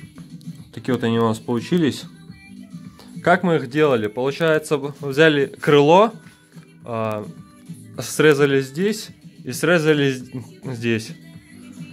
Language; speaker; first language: Russian; native; Russian